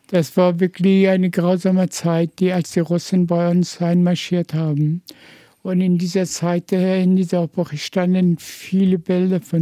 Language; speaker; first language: German; non-native, fluent; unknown